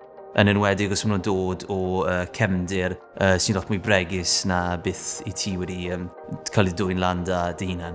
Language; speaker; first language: Welsh; native; Welsh